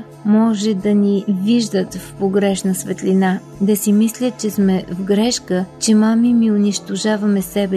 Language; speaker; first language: Bulgarian; native; Bulgarian